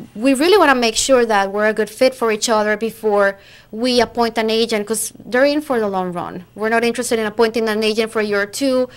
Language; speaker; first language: English; non-native, fluent; Spanish